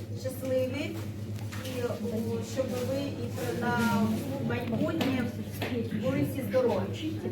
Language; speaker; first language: Ukrainian; non-native, learner; Korean